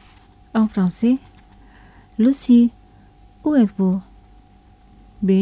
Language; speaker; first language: French; non-native, local second language; Indonesian